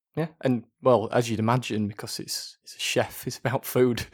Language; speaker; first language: English; native; English